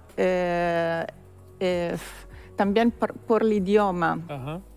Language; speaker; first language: Spanish; non-native, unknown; Italian